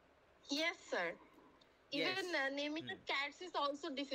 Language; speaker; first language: English; non-native, local second language; Bangla